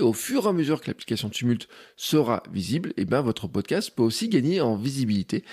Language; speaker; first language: French; native; French